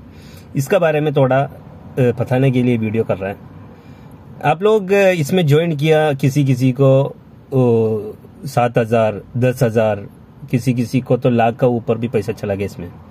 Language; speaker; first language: Hindi; non-native, local second language; Malayalam